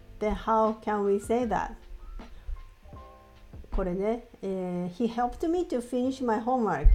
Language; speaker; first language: English; non-native, fluent; Japanese